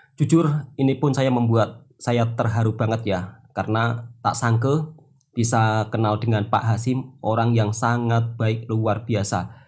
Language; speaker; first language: Indonesian; native; Indonesian